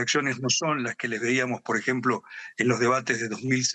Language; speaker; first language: Spanish; native; Spanish